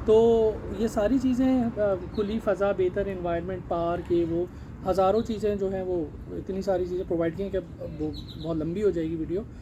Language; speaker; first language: Urdu; native; Urdu